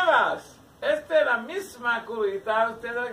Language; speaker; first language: Spanish; non-native, learner; Hebrew